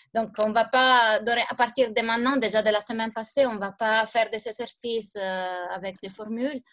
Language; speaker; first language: French; non-native, fluent; Italian